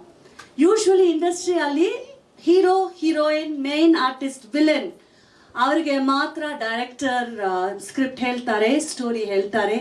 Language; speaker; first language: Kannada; non-native, fluent; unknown